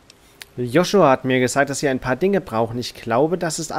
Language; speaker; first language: German; native; German